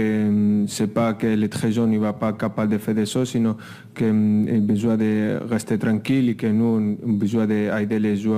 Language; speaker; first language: French; non-native, fluent; Spanish